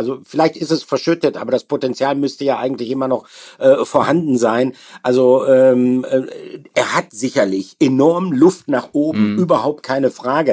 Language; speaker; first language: German; native; German